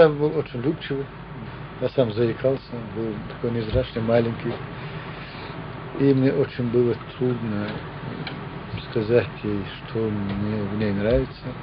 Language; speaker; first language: Russian; non-native, local second language; Chechen